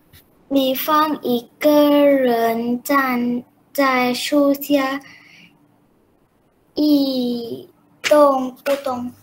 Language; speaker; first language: Chinese; non-native, learner; Indonesian